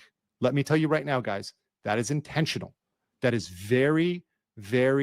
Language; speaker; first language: English; native; English